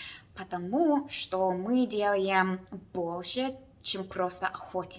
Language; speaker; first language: Russian; non-native, learner; English